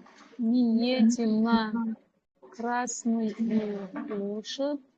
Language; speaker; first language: Russian; non-native, learner; Uzbek